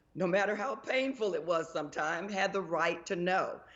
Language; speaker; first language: English; native; English